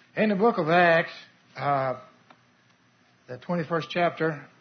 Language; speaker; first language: English; native; English